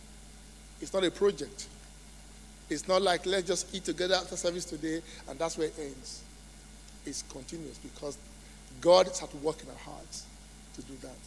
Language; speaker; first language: English; non-native, local second language; Yoruba